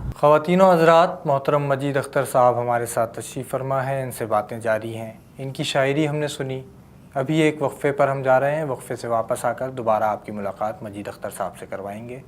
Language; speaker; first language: Urdu; native; Urdu